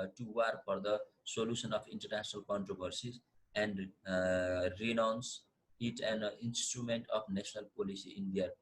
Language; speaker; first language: English; non-native, local second language; Nepali